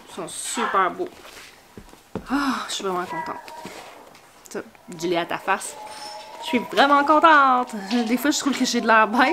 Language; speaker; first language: French; native; French